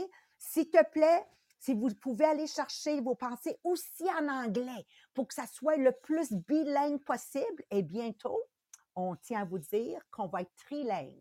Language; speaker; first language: French; native; French